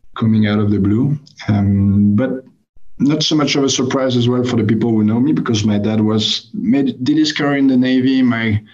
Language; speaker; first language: English; non-native, fluent; French